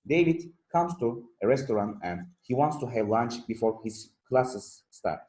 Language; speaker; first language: English; non-native, fluent; Turkish